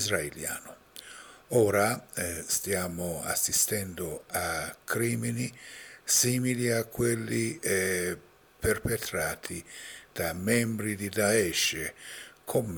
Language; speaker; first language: Italian; non-native, fluent; Persian